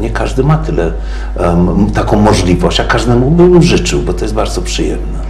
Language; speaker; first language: Polish; early bilingual, heritage; Polish